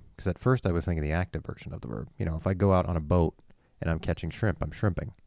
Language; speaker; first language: English; native; English